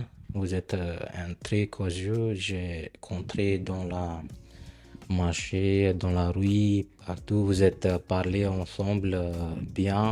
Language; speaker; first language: French; non-native, learner; Punjabi